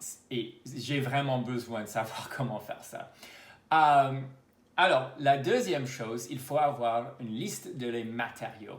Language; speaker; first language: French; non-native, local second language; English